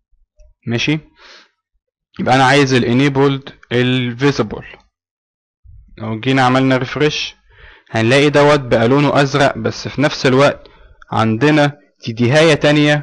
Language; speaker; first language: Arabic; native; Arabic